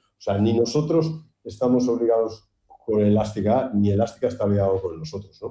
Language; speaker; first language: Spanish; native; Spanish